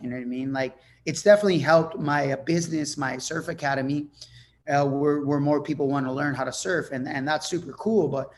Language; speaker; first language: English; non-native, fluent; Spanish